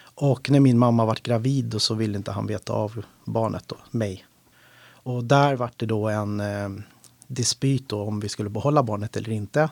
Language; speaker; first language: Swedish; native; Swedish